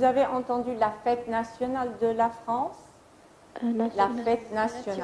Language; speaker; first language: French; non-native, fluent; Arabic